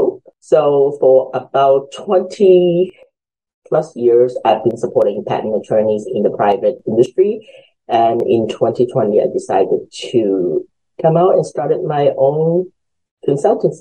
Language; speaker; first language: English; early bilingual, other home language; Cantonese